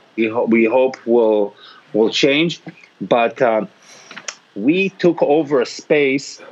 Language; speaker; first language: English; non-native, fluent; Hebrew